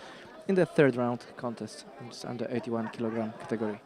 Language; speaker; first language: English; non-native, fluent; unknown